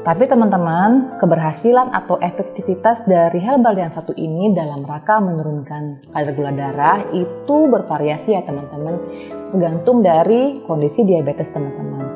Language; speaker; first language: Indonesian; native; Indonesian